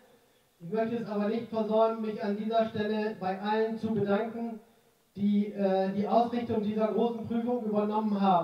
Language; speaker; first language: German; native; German